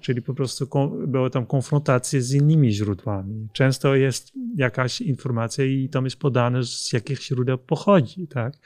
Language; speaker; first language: Polish; non-native, fluent; Dutch